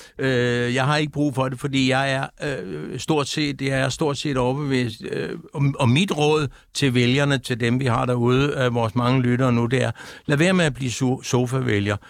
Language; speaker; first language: Danish; native; Danish